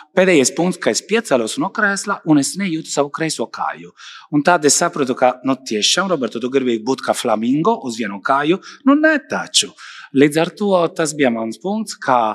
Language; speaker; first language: Latvian; non-native, fluent; Italian